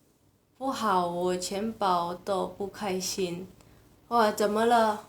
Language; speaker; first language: Chinese; non-native, fluent; Indonesian